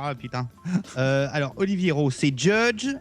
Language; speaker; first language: French; native; French